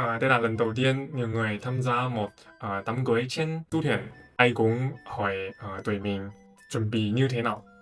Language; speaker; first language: Vietnamese; non-native, fluent; Chinese